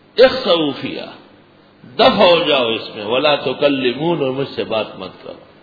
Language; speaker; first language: Urdu; non-native, local second language; Pashto